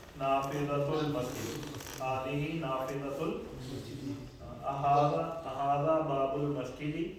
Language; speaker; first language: Arabic; non-native, fluent; Urdu